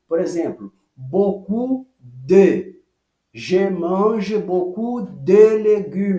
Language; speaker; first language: French; non-native, fluent; Portuguese